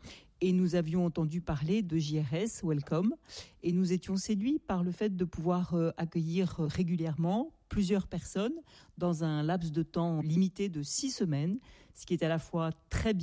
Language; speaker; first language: French; native; French